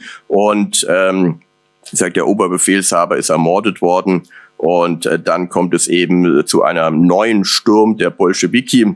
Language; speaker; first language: German; native; German